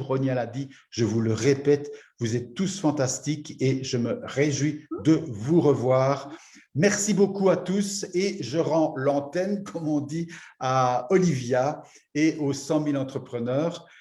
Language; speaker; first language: French; native; French